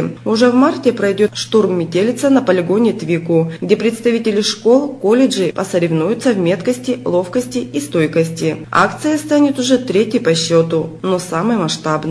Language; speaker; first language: Russian; native; Russian